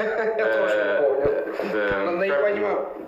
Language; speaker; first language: Russian; non-native, fluent; Italian